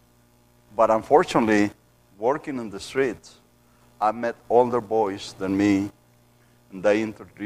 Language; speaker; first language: English; non-native, fluent; Spanish